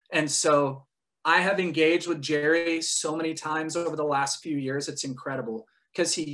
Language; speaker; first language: English; native; English